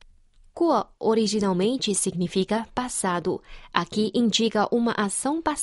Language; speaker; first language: Portuguese; non-native, fluent; Chinese